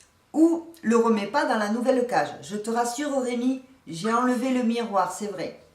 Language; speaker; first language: French; native; French